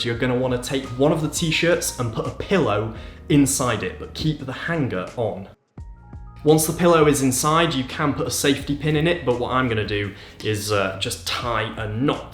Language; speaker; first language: English; native; English